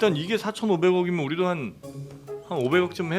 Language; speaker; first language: Korean; native; Korean